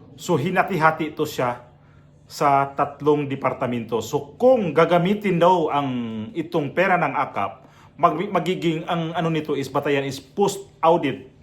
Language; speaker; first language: Filipino; non-native, local second language; Cebuano